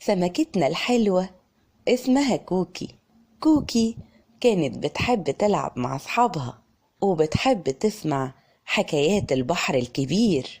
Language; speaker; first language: Arabic; native; Arabic